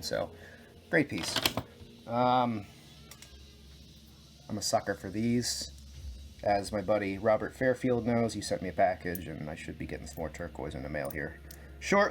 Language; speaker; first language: English; native; English